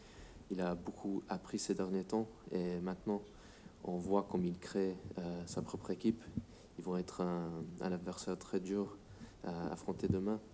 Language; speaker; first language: French; non-native, fluent; English